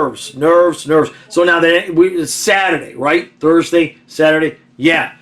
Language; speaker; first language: English; native; English